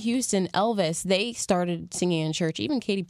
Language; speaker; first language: English; native; English